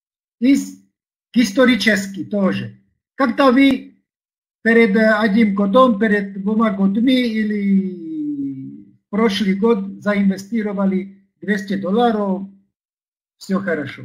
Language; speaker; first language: Russian; non-native, learner; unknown